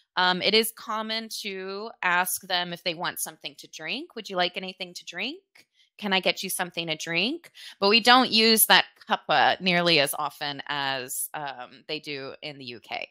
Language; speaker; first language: English; native; English